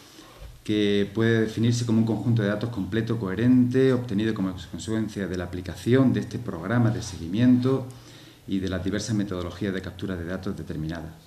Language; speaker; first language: Spanish; native; Spanish